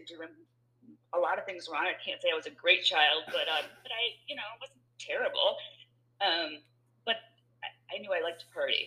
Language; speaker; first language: English; native; English